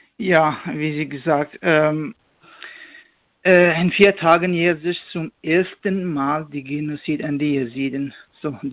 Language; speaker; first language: German; non-native, learner; Kurdish